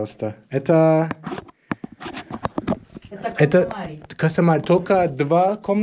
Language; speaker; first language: Russian; non-native, learner; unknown